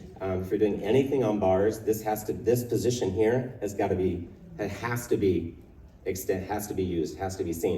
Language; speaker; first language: English; native; English